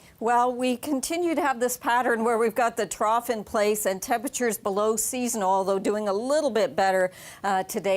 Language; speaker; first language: English; native; English